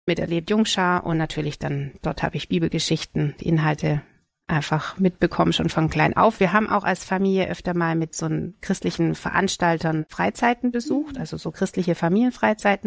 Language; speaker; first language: German; native; German